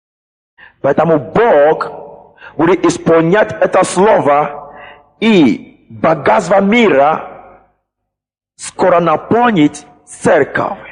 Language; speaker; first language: Russian; non-native, fluent; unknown